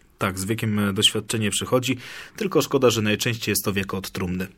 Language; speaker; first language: Polish; native; Polish